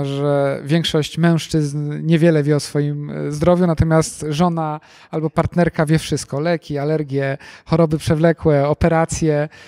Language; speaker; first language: Polish; native; Polish